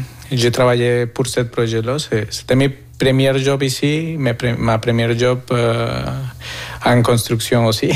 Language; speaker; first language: French; non-native, fluent; Spanish